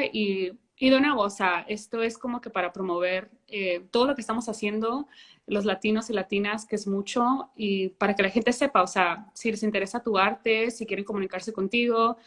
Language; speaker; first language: Spanish; early bilingual, heritage; Spanish